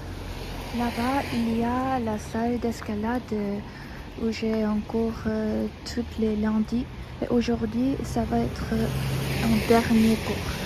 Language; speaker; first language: French; non-native, fluent; Korean